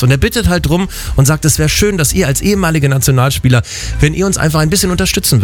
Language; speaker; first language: German; native; German